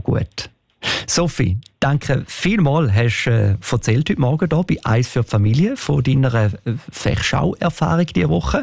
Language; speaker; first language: German; native; German